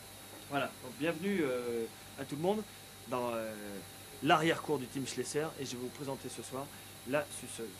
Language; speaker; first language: French; native; French